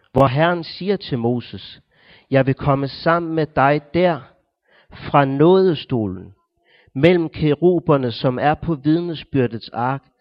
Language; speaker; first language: Danish; native; Danish